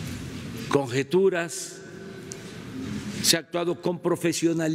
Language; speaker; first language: Spanish; native; Spanish